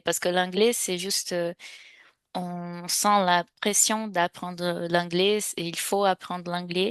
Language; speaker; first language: French; non-native, fluent; Portuguese